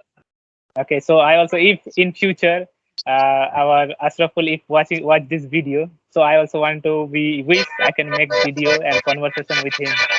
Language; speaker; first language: English; non-native, learner; Bangla